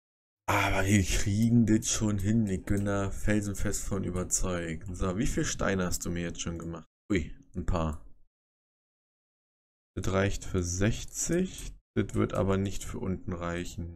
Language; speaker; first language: German; native; German